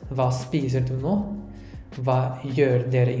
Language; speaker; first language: Norwegian; non-native, learner; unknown